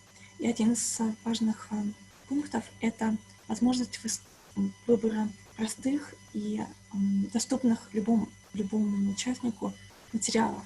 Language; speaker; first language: Russian; native; Russian